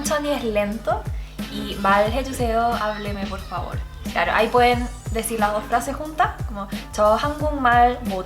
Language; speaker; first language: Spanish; early bilingual, other home language; Korean